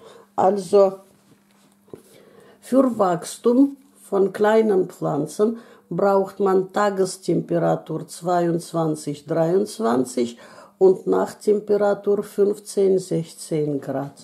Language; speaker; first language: German; non-native, fluent; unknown